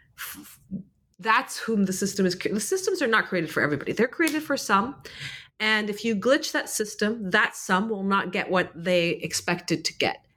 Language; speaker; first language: English; early bilingual, other home language; Arabic